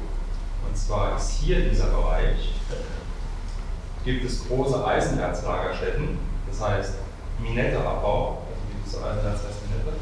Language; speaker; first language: German; native; German